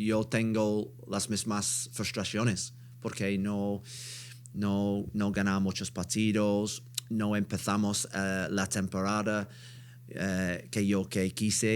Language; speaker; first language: Spanish; non-native, learner; English